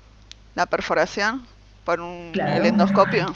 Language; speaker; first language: Spanish; native; Spanish